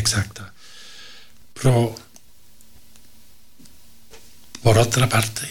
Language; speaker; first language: Catalan; non-native, learner; French